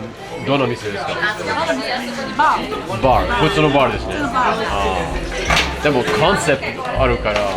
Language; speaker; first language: Japanese; non-native, learner; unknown